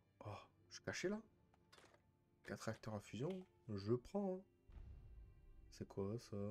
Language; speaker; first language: French; native; French